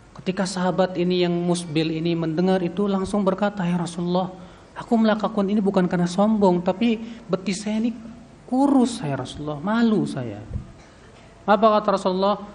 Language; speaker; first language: Indonesian; native; Indonesian